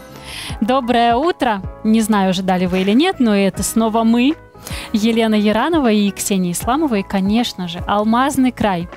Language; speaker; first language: Russian; native; Russian